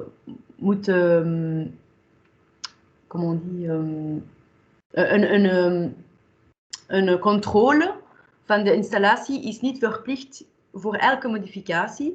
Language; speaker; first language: Dutch; non-native, local second language; French